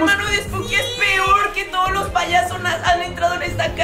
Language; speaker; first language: Spanish; native; Spanish